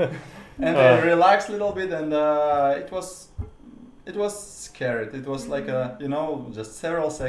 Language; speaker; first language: English; non-native, learner; Russian